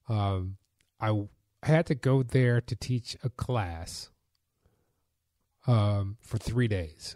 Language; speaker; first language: English; native; English